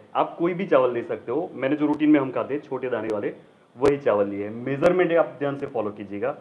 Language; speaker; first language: Hindi; non-native, local second language; Gujarati